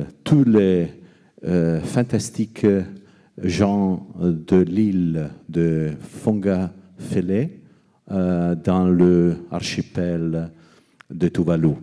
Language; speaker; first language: French; non-native, learner; Italian